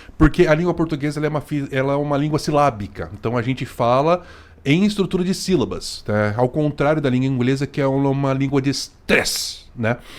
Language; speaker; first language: Portuguese; native; Portuguese